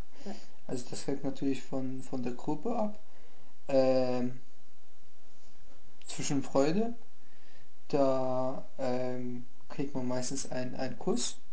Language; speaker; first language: German; non-native, fluent; Polish